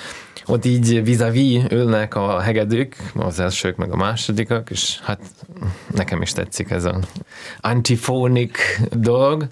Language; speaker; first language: Hungarian; non-native, fluent; Russian